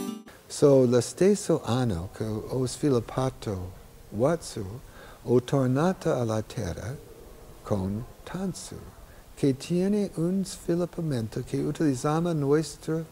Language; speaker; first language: Italian; non-native, learner; English